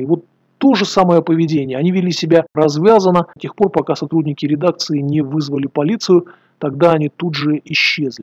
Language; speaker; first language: Russian; native; Russian